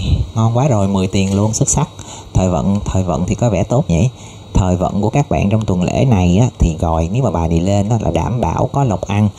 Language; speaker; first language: Vietnamese; native; Vietnamese